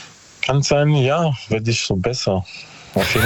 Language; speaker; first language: German; non-native, learner; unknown